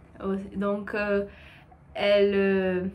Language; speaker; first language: French; non-native, learner; Portuguese